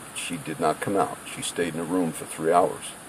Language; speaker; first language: English; native; English